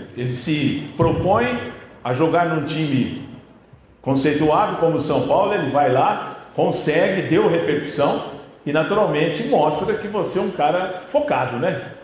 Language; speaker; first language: Portuguese; native; Portuguese